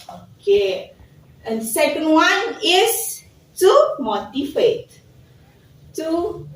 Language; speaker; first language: English; non-native, learner; Indonesian